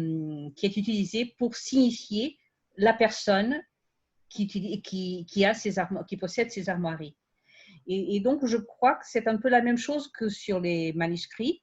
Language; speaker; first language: French; non-native, fluent; Portuguese